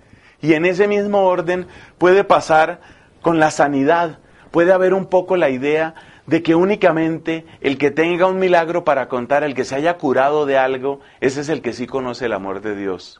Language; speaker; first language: Spanish; native; Spanish